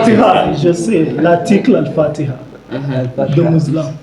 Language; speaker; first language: French; non-native, learner; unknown